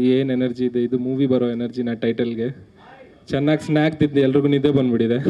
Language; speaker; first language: Kannada; non-native, local second language; Marwari